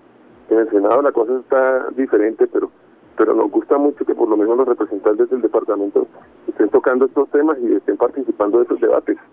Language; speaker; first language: Spanish; native; Spanish